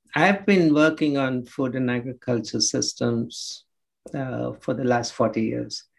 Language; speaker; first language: English; non-native, local second language; Telugu